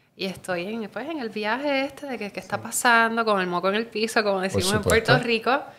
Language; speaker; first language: Spanish; native; Spanish